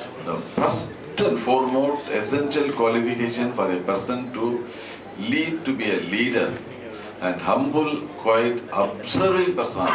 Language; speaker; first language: English; non-native, local second language; Tamil